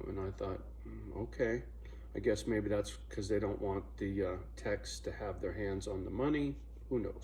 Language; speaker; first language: English; native; English